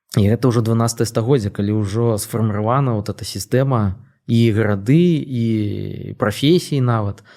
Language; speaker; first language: Belarusian; non-native, local second language; Russian